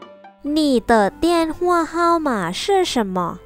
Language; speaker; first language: Chinese; non-native, fluent; Thai